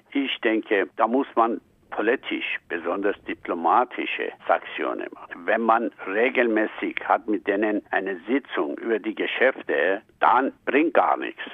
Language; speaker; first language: German; non-native, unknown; Persian